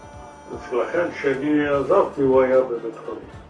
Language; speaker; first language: Hebrew; non-native, fluent; Arabic